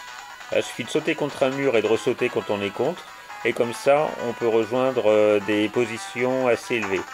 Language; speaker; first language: French; native; French